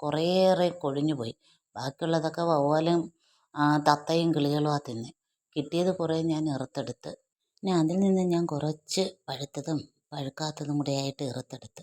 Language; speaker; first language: Malayalam; native; Malayalam